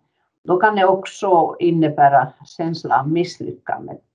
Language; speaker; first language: Swedish; non-native, fluent; Finnish